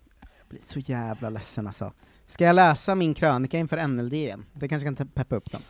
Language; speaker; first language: Swedish; native; Swedish